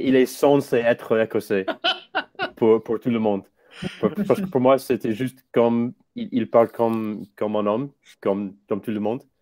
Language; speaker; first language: French; non-native, fluent; English